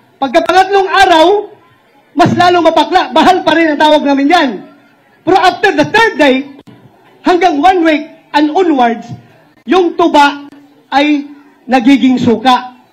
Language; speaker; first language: Filipino; non-native, local second language; Cebuano